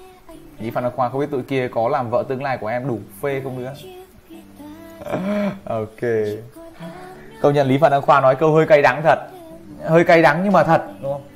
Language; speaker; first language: Vietnamese; native; Vietnamese